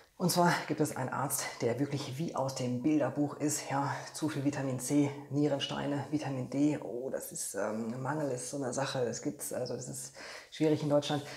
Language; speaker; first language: German; non-native, fluent; Polish